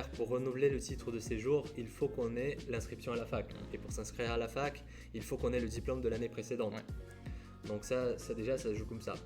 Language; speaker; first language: French; non-native, fluent; Portuguese